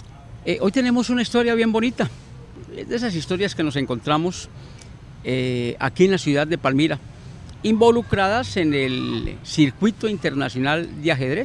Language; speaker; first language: Spanish; native; Spanish